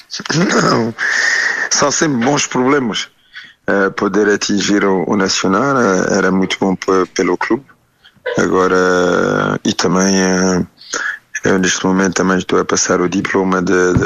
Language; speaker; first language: Portuguese; early bilingual, heritage; French